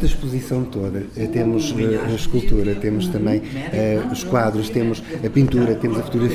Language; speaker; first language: Portuguese; native; Portuguese